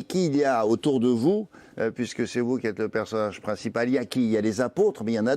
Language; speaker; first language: French; native; French